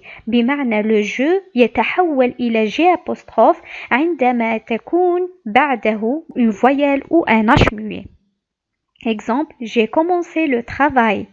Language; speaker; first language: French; non-native, local second language; Arabic